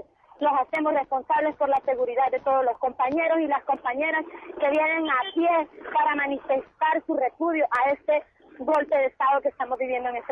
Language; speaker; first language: Spanish; native; Spanish